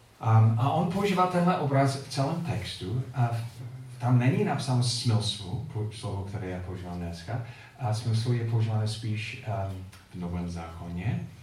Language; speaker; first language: Czech; non-native, fluent; English